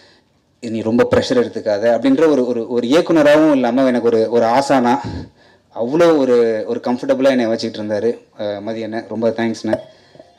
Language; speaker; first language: Tamil; native; Tamil